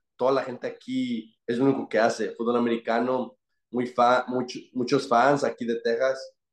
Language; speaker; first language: Spanish; early bilingual, heritage; Spanish